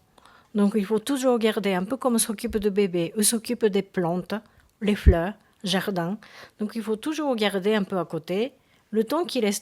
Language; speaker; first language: French; non-native, learner; Japanese